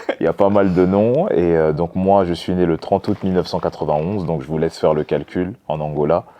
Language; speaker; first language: French; early bilingual, other home language; Lingala